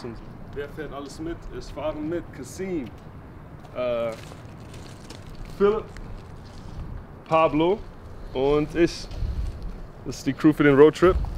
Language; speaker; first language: German; native; German